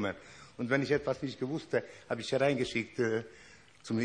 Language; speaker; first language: German; non-native, learner; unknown